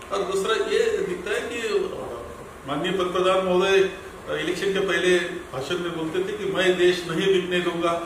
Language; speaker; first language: Hindi; non-native, local second language; Marathi